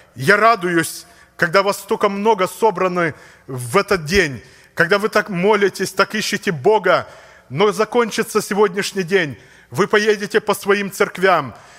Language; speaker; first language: Russian; native; Russian